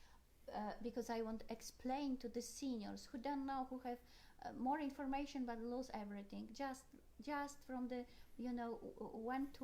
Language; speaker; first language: English; non-native, learner; Polish